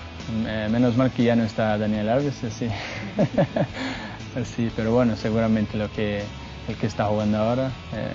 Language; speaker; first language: Spanish; non-native, fluent; Portuguese